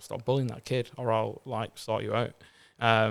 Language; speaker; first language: English; native; English